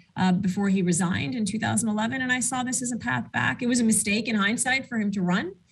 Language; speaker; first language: English; early bilingual, other home language; Arabic